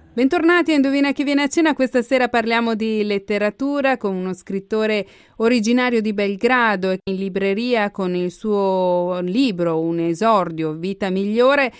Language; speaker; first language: Italian; native; Italian